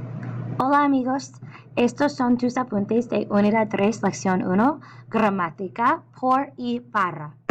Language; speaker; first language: Spanish; non-native, fluent; English